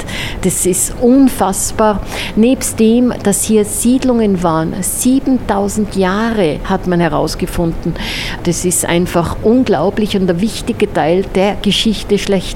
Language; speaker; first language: German; native; German